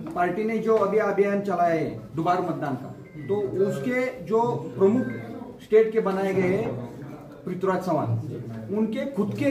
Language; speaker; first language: Hindi; non-native, local second language; Marathi